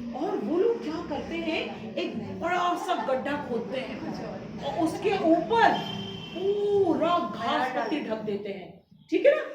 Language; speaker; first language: Hindi; native; Hindi